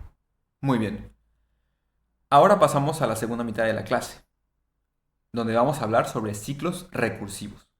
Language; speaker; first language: Spanish; native; Spanish